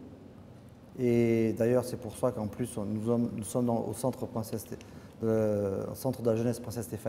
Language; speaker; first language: French; native; French